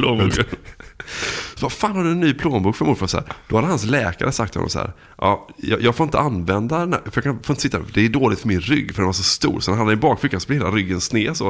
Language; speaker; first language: Swedish; native; Swedish